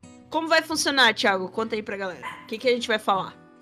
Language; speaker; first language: Portuguese; native; Portuguese